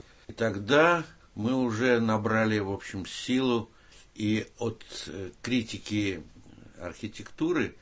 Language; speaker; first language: Russian; native; Russian